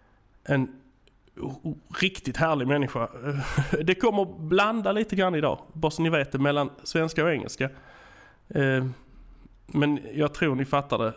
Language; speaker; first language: Swedish; native; Swedish